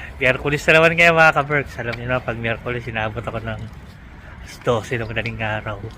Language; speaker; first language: Filipino; native; Filipino